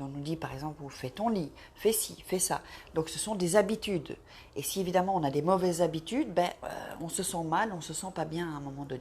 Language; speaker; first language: French; native; French